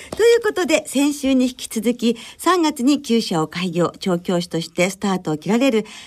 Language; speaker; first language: Japanese; native; Japanese